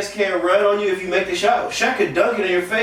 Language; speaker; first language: English; native; English